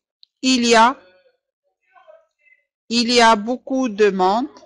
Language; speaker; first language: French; non-native, fluent; Arabic